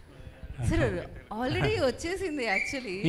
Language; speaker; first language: Telugu; native; Telugu